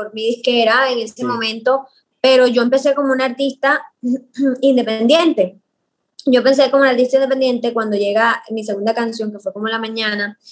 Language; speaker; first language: Spanish; native; Spanish